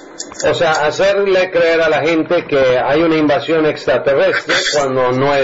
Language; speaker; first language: Spanish; native; Spanish